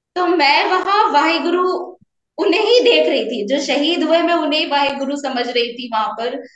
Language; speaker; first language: Hindi; native; Hindi